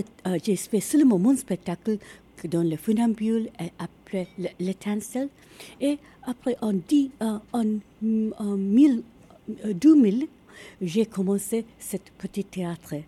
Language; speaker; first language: French; non-native, learner; Japanese